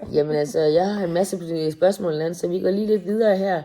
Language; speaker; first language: Danish; native; Danish